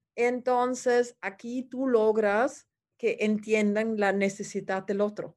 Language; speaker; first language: Spanish; non-native, fluent; German